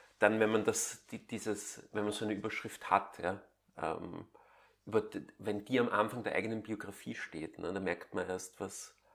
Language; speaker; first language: German; native; German